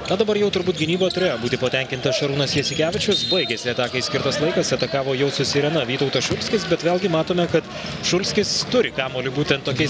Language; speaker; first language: Lithuanian; native; Lithuanian